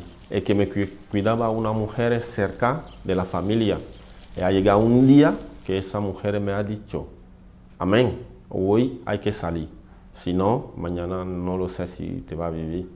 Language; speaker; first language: Spanish; non-native, learner; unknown